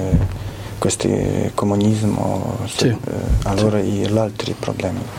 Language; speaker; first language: Italian; non-native, fluent; Ukrainian